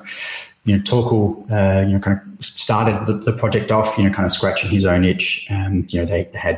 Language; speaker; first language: English; native; English